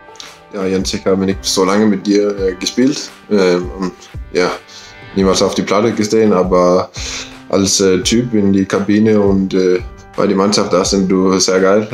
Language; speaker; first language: German; non-native, learner; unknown